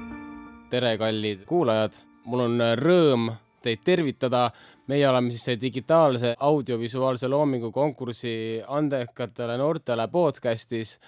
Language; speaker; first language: Estonian; native; Estonian